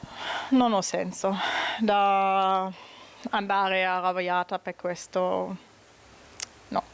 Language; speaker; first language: Italian; non-native, learner; German